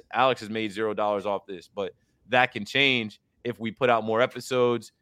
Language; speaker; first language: English; native; English